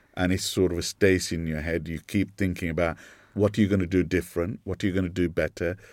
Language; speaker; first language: English; non-native, local second language; Sinhala